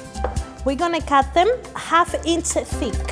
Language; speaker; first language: English; non-native, fluent; Greek